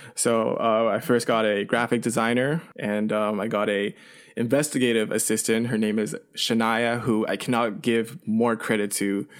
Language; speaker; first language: English; early bilingual, other home language; Chinese